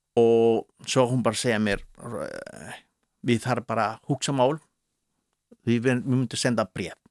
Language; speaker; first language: Icelandic; non-native, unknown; Spanish